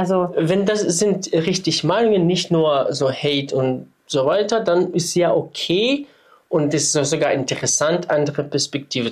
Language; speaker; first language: German; non-native, fluent; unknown